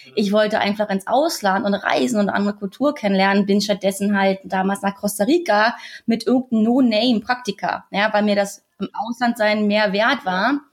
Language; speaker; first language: German; native; German